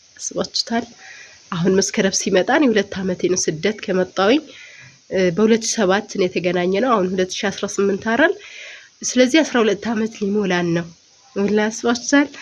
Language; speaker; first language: Amharic; non-native, local second language; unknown